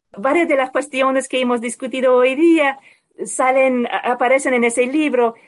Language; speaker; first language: Spanish; non-native, fluent; English